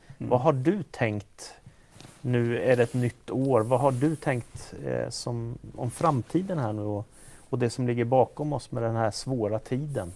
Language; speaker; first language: Swedish; native; Swedish